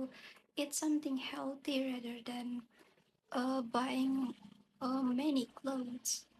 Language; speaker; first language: English; non-native, learner; Indonesian